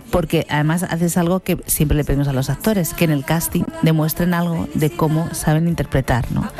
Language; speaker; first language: Spanish; native; Spanish